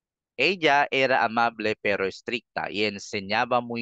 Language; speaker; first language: Spanish; non-native, fluent; Filipino